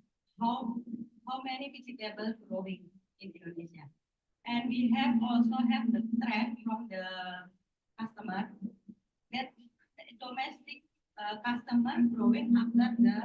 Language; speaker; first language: English; non-native, learner; Indonesian